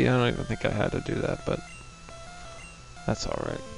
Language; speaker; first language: English; native; English